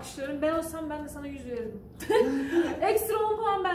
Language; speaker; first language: Turkish; native; Turkish